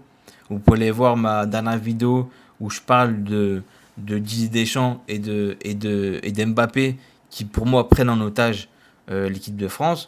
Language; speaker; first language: French; native; French